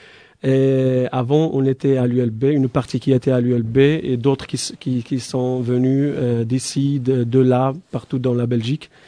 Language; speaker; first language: French; non-native, fluent; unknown